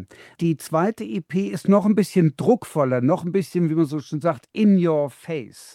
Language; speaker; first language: German; native; German